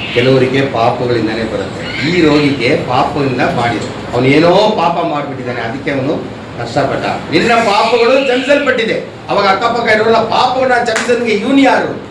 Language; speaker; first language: Kannada; non-native, local second language; Telugu